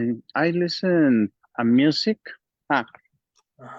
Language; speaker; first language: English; non-native, learner; Spanish